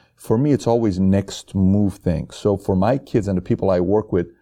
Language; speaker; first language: English; non-native, fluent; Persian